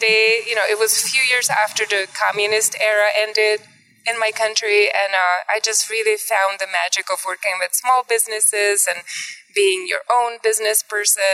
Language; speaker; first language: English; non-native, fluent; Czech